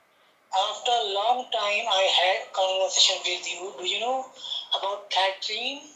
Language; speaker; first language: English; non-native, local second language; Urdu